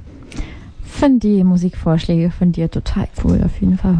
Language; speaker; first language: German; native; German